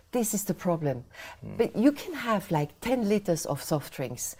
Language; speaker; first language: English; non-native, fluent; Swiss German